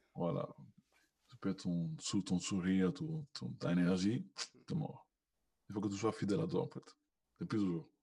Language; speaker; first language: French; non-native, fluent; Spanish